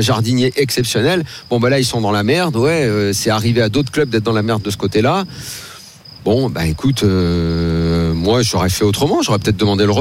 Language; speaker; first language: French; native; French